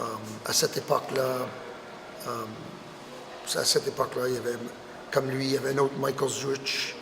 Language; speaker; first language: French; non-native, local second language; English